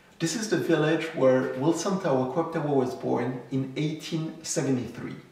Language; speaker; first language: English; non-native, fluent; French